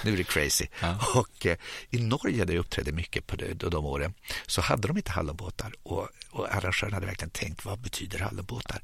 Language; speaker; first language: Swedish; native; Swedish